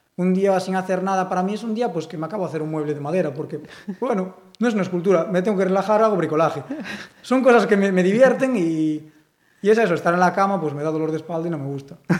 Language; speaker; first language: Spanish; non-native, local second language; Galician